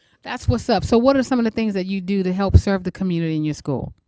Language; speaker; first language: English; native; English